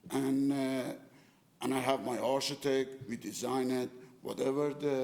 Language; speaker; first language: English; non-native, fluent; Persian